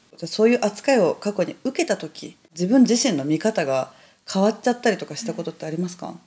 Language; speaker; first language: Japanese; native; Japanese